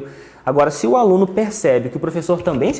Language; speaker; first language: Portuguese; native; Portuguese